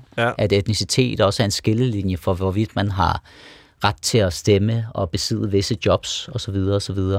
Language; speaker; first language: Danish; early bilingual, other home language; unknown